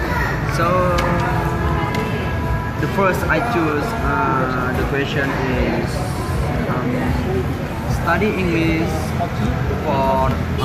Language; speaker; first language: English; non-native, learner; Indonesian